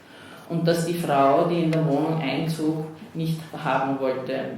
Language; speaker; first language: German; native; German